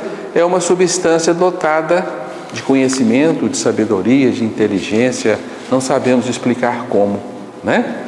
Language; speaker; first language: Portuguese; native; Portuguese